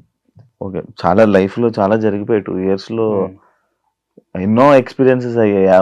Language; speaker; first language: Telugu; native; Telugu